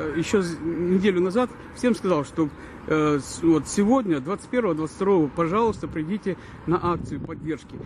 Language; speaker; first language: Russian; non-native, local second language; Ukrainian